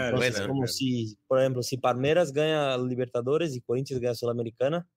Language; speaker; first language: Spanish; non-native, learner; Portuguese